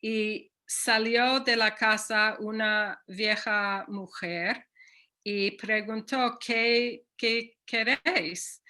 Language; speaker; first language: Spanish; non-native, fluent; English